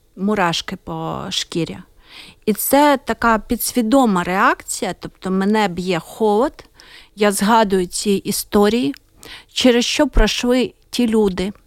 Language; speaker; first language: Ukrainian; native; Ukrainian